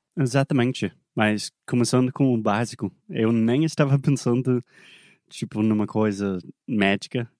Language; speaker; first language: Portuguese; non-native, fluent; English